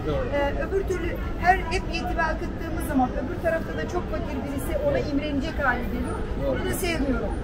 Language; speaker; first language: Turkish; native; Turkish